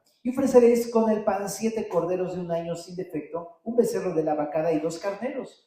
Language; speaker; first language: Spanish; native; Spanish